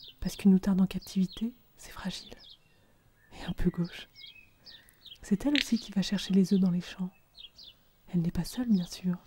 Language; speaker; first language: French; native; French